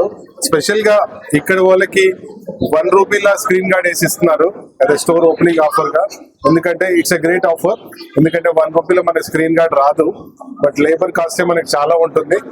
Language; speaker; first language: Telugu; native; Telugu